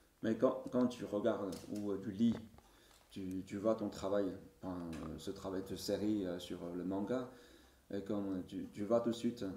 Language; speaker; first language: French; non-native, learner; Chinese